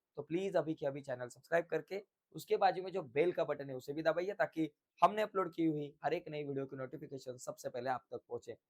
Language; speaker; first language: Hindi; non-native, local second language; Marathi